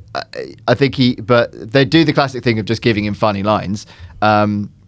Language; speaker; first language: English; native; English